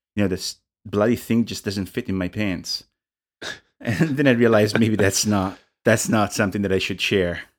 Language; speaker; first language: English; non-native, fluent; Italian